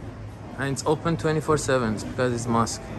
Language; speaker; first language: English; non-native, fluent; Persian